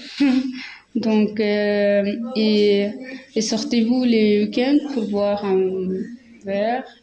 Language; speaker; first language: French; non-native, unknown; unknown